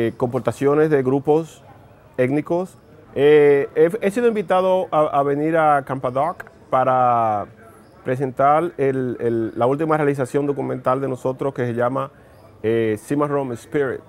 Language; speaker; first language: Spanish; native; Spanish